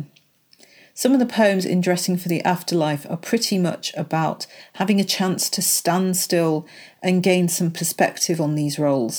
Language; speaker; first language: English; native; English